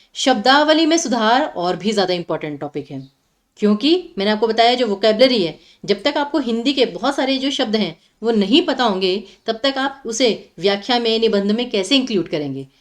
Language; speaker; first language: Hindi; native; Hindi